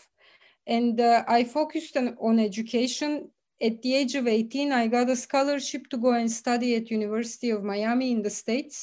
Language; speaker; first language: English; early bilingual, other home language; Bulgarian